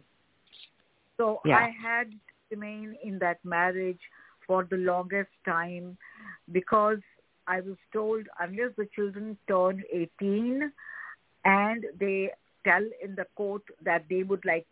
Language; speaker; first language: English; non-native, local second language; Hindi